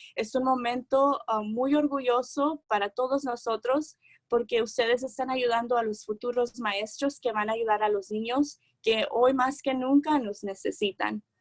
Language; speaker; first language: Spanish; early bilingual, heritage; Spanish